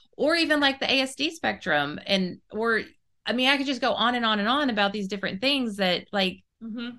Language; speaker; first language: English; early bilingual, other home language; Italian